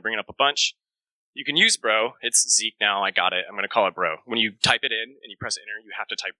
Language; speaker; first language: English; native; English